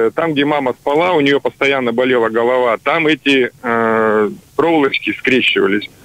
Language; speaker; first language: Russian; native; Russian